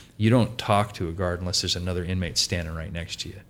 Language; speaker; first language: English; native; English